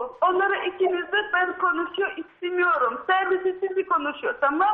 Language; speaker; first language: Turkish; non-native, learner; Russian